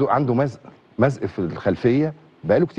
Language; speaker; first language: Arabic; native; Arabic